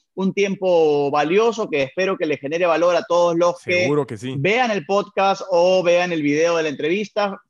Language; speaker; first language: Spanish; native; Spanish